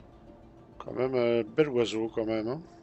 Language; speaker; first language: French; native; French